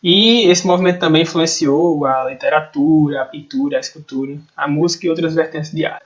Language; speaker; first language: Portuguese; native; Portuguese